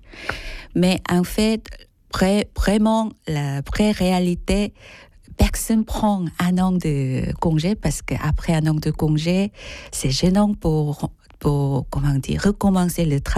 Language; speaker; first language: French; non-native, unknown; Korean